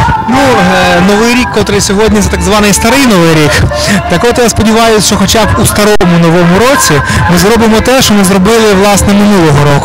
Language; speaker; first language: Ukrainian; native; Ukrainian